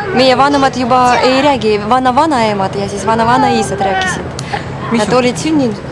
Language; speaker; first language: Estonian; non-native, local second language; Russian